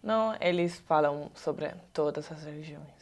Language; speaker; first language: Portuguese; non-native, learner; Italian